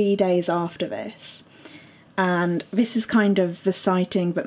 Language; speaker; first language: English; native; English